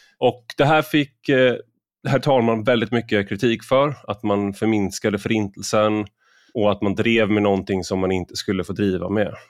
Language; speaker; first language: Swedish; native; Swedish